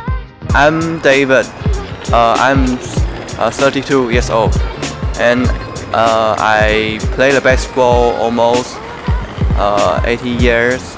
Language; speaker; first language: English; non-native, learner; Chinese